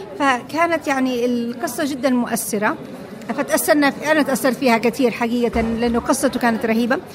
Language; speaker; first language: Arabic; native; Arabic